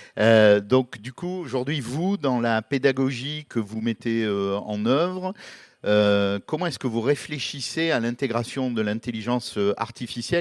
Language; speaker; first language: French; native; French